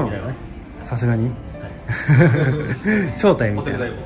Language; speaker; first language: Japanese; native; Japanese